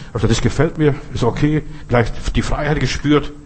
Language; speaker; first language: German; non-native, fluent; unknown